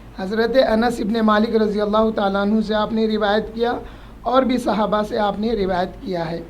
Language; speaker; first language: Urdu; native; Urdu